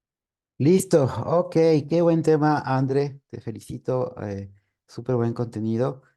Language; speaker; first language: Spanish; native; Spanish